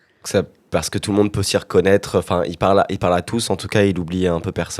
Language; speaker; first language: French; native; French